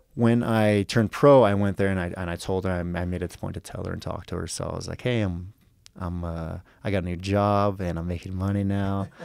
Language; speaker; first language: English; native; English